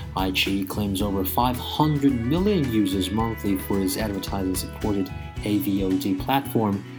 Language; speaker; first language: English; non-native, fluent; Chinese